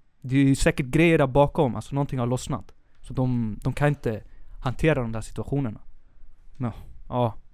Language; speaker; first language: Swedish; early bilingual, other home language; Spanish